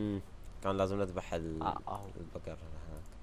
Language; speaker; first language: Arabic; native; Arabic